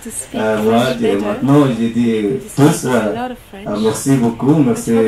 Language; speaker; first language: French; non-native, learner; Arabic